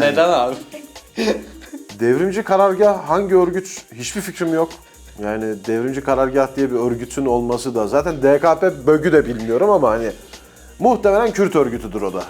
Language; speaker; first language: Turkish; native; Turkish